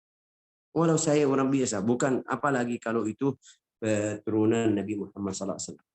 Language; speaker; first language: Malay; non-native, fluent; Arabic